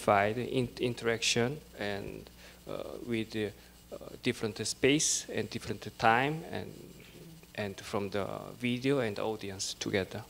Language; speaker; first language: English; non-native, learner; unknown